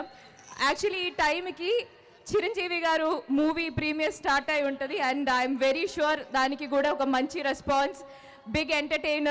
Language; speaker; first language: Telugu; non-native, fluent; Malayalam